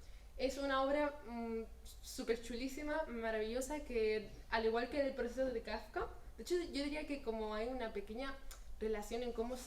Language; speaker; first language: Spanish; native; Spanish